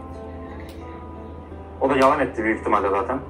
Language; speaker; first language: Turkish; native; Turkish